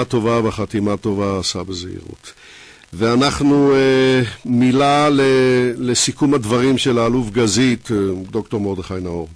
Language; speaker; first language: Hebrew; native; Hebrew